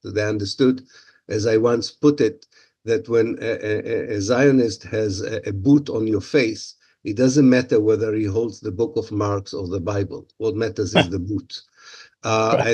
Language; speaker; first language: English; non-native, fluent; Hebrew